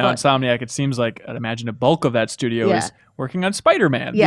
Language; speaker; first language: English; native; English